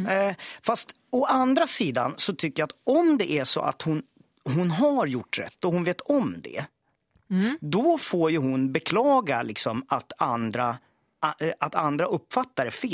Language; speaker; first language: Swedish; native; Swedish